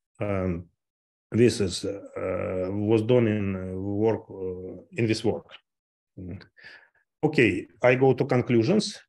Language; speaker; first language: English; non-native, fluent; Russian